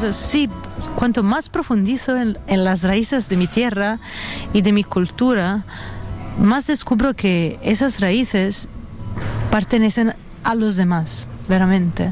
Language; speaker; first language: Spanish; non-native, fluent; Italian